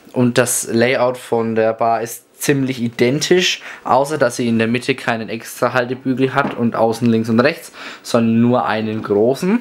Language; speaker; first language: German; native; German